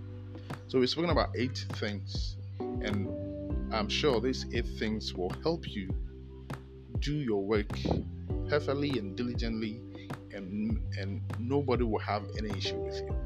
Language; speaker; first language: English; non-native, local second language; Akan